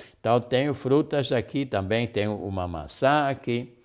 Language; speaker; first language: Portuguese; non-native, fluent; Spanish